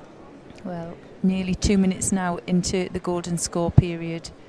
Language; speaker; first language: English; native; English